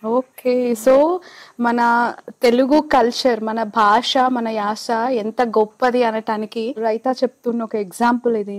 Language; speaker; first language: Telugu; native; Telugu